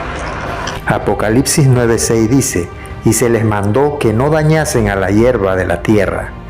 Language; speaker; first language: Spanish; native; Spanish